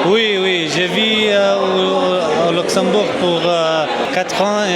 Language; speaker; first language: French; non-native, fluent; Arabic